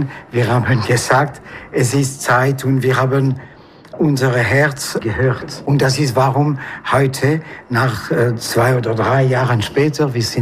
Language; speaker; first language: German; non-native, local second language; French